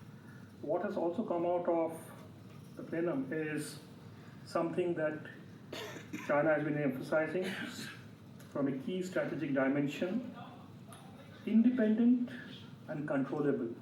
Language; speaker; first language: English; non-native, local second language; Bangla